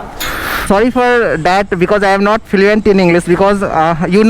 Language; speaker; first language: English; non-native, local second language; Hindi